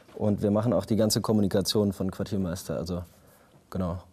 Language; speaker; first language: German; native; German